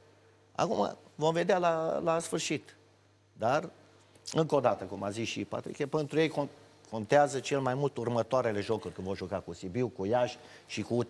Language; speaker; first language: Romanian; native; Romanian